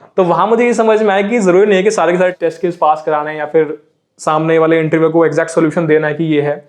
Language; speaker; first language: Hindi; native; Hindi